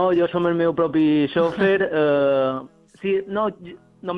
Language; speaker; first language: Catalan; native; Catalan